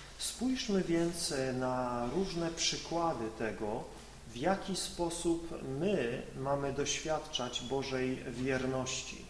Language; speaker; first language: Polish; native; Polish